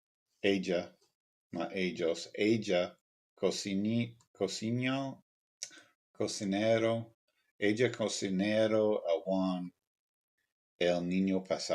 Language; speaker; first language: Spanish; non-native, learner; English